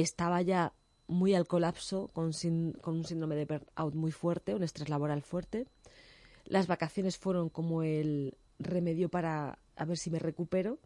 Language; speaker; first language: Spanish; native; Spanish